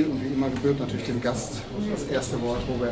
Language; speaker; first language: German; native; German